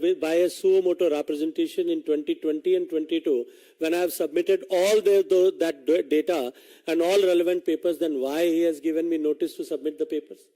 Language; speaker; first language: English; non-native, local second language; Hindi